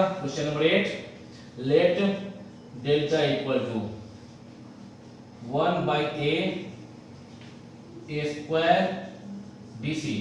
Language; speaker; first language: Hindi; native; Hindi